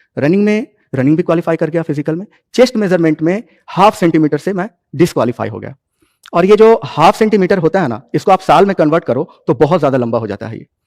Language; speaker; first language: Hindi; native; Hindi